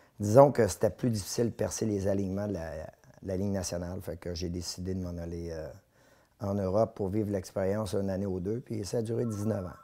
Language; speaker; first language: French; native; French